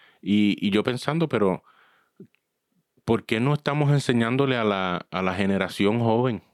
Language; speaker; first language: Spanish; early bilingual, heritage; Spanish